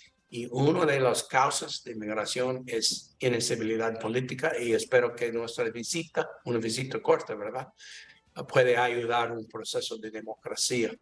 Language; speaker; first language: Spanish; non-native, learner; English